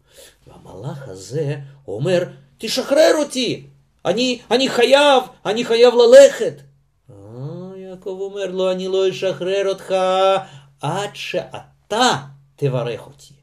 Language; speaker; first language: Hebrew; non-native, fluent; Russian